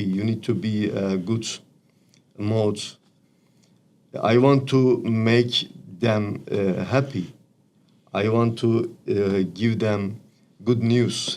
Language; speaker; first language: English; non-native, learner; Turkish